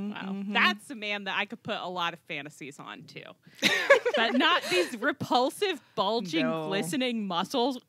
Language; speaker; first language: English; native; English